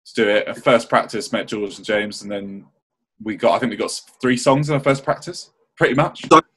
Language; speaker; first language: English; native; English